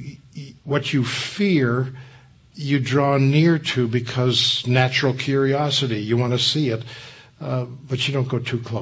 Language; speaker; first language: English; native; English